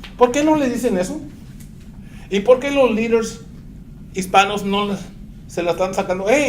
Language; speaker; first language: Spanish; non-native, fluent; English